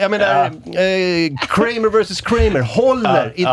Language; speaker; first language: Swedish; native; Swedish